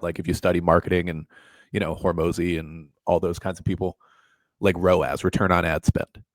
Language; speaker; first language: English; native; English